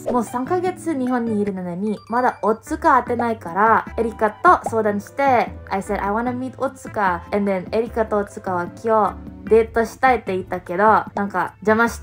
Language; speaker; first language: Japanese; non-native, learner; Indonesian